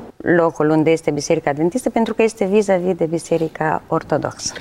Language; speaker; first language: Romanian; non-native, local second language; Ukrainian